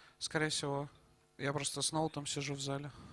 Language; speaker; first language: Russian; native; Russian